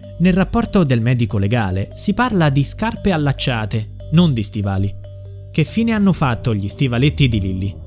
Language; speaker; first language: Italian; native; Italian